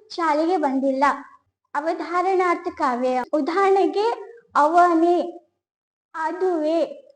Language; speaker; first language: Kannada; native; Kannada